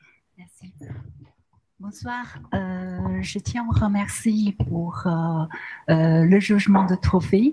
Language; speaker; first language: French; non-native, learner; Chinese